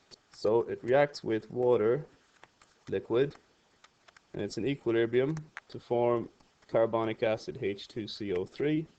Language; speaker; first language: English; native; English